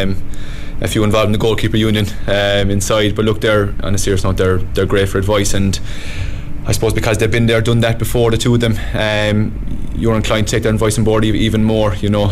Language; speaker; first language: English; native; English